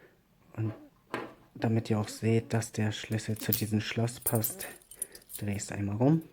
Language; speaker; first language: German; native; German